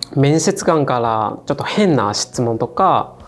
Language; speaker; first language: Japanese; non-native, fluent; Chinese